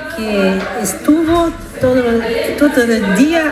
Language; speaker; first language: Spanish; non-native, fluent; Italian